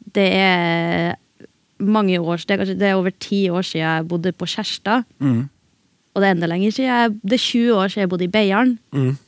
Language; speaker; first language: Norwegian; native; Norwegian